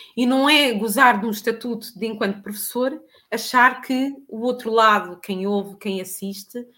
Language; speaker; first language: Portuguese; native; Portuguese